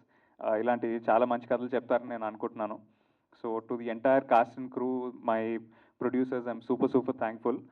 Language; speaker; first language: Telugu; native; Telugu